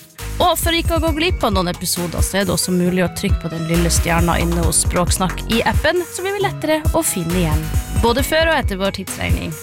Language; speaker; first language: Norwegian; native; Norwegian